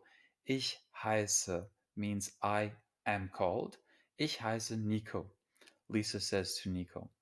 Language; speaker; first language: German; non-native, fluent; English